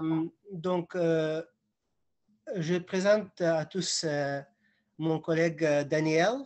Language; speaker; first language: French; non-native, fluent; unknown